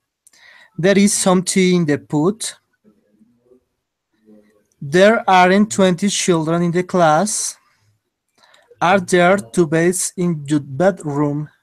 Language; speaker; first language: English; non-native, learner; Spanish